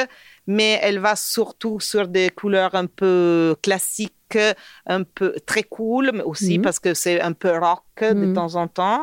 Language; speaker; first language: French; non-native, fluent; Italian